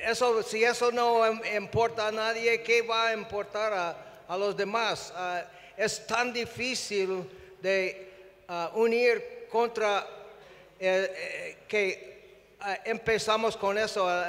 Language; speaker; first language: Spanish; non-native, fluent; English